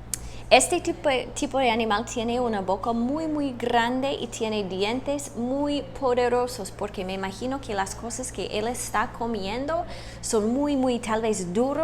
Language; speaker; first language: Spanish; non-native, fluent; English